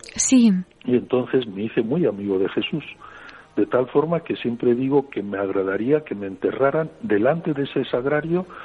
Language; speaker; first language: Spanish; native; Spanish